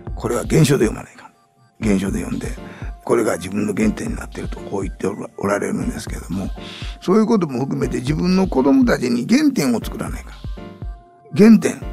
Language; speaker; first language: Japanese; native; Japanese